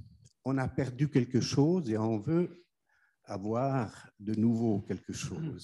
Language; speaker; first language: French; non-native, fluent; German